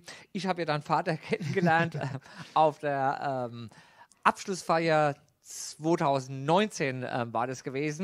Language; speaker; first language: German; native; German